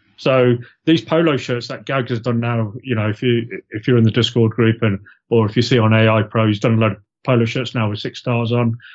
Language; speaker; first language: English; native; English